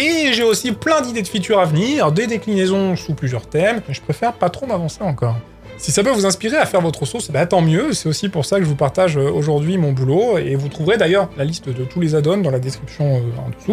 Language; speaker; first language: French; native; French